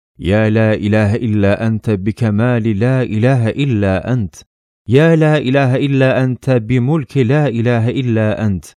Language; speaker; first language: Arabic; non-native, fluent; Turkish